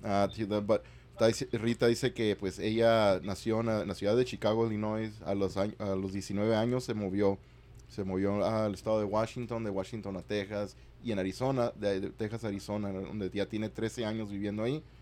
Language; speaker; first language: Spanish; early bilingual, heritage; Spanish